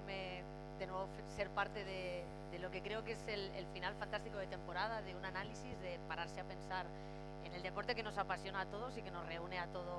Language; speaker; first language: Spanish; native; Spanish